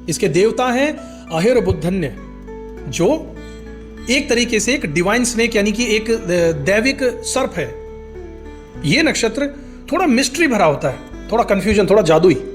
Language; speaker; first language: Hindi; native; Hindi